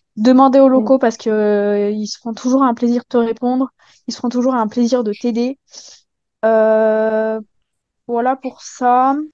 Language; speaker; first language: French; native; French